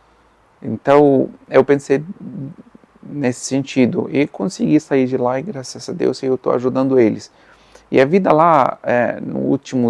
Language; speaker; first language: Portuguese; non-native, fluent; Arabic